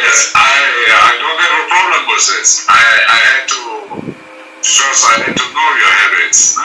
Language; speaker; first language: English; non-native, fluent; German